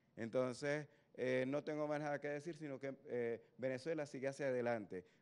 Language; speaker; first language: Spanish; native; Spanish